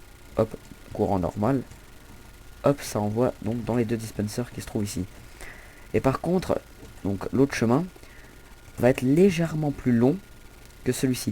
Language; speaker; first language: French; native; French